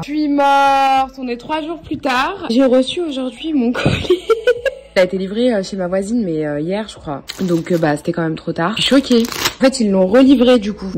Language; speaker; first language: French; native; French